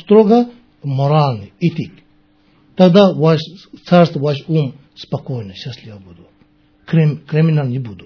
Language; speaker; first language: Russian; non-native, learner; Tibetan